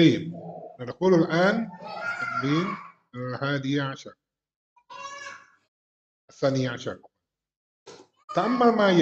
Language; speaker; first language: Arabic; non-native, fluent; Indonesian